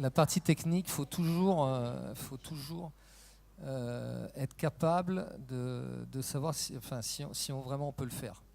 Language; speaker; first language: French; native; French